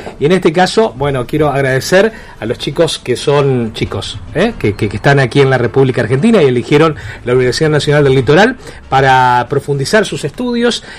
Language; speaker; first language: Spanish; native; Spanish